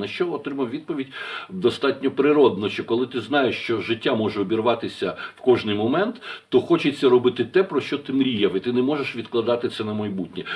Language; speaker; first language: Ukrainian; native; Ukrainian